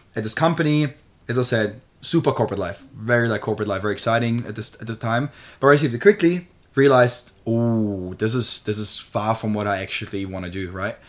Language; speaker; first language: English; non-native, fluent; German